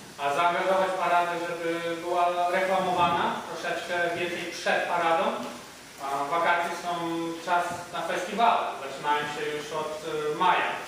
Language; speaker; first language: Polish; early bilingual, heritage; Polish